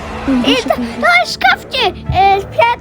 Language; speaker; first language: Russian; non-native, local second language; Kazakh